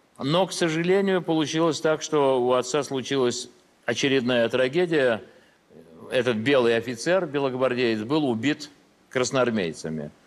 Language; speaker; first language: Russian; early bilingual, heritage; Russian